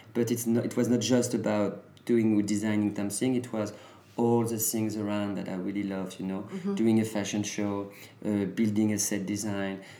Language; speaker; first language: English; early bilingual, other home language; French